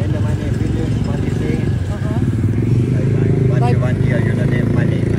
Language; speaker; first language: English; non-native, learner; German